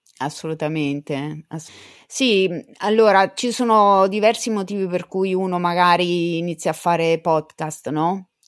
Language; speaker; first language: Italian; native; Italian